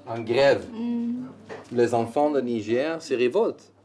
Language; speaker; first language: French; non-native, fluent; Dutch